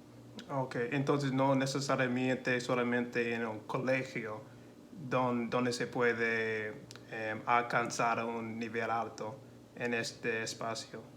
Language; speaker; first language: Spanish; non-native, learner; English